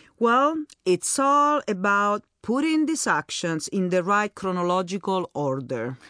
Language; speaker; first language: English; non-native, fluent; Italian